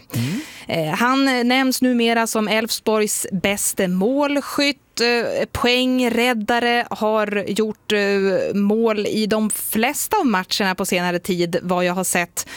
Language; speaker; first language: Swedish; native; Swedish